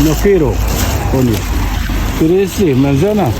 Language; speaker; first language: Spanish; non-native, learner; Arabic